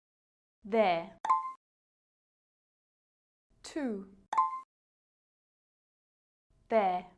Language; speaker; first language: English; native; English